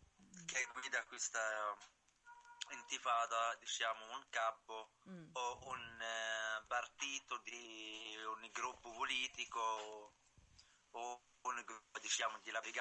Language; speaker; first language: Italian; non-native, learner; Arabic